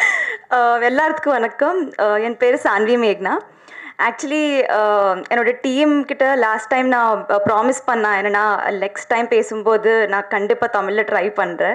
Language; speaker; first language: Tamil; non-native, learner; Telugu